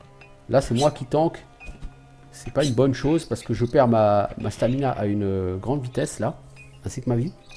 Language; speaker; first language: French; native; French